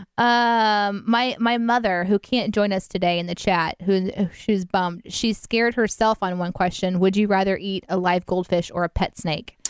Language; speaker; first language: English; native; English